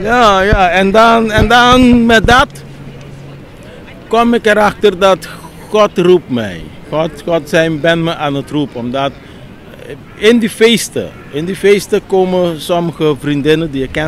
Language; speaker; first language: Dutch; non-native, local second language; Papiamento